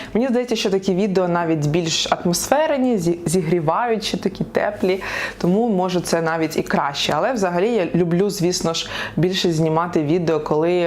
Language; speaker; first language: Ukrainian; non-native, local second language; Russian